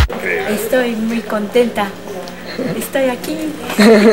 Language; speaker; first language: Spanish; non-native, learner; Japanese